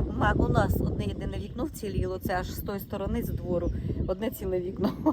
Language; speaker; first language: Ukrainian; native; Ukrainian